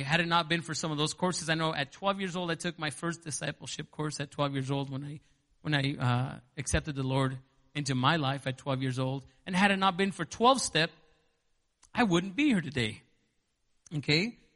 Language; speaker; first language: English; native; English